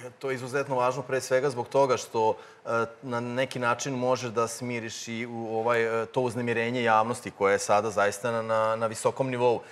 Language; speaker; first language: Croatian; native; Croatian